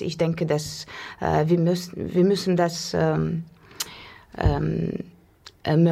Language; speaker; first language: German; non-native, learner; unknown